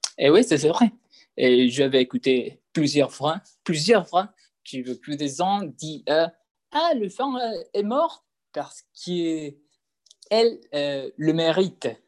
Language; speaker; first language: French; non-native, learner; Spanish